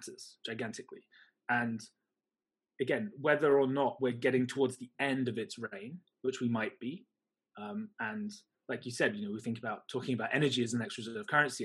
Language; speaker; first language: English; native; English